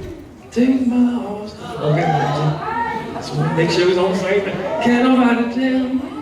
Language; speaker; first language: English; native; English